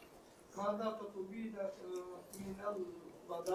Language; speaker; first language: Arabic; non-native, learner; Bosnian